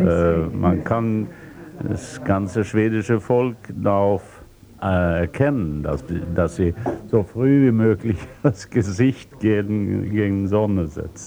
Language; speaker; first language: German; non-native, fluent; Swedish